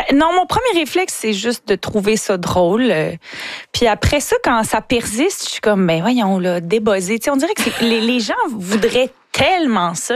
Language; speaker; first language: French; native; French